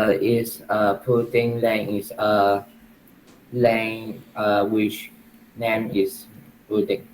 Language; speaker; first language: English; non-native, learner; Chinese